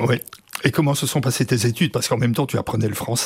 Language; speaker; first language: French; native; French